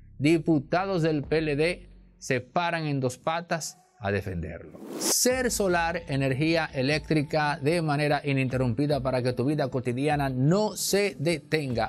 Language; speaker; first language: Spanish; native; Spanish